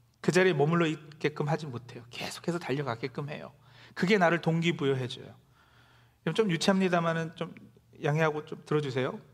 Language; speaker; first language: Korean; native; Korean